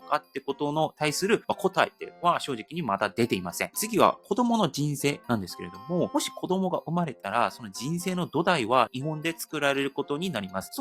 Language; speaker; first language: Japanese; non-native, fluent; Korean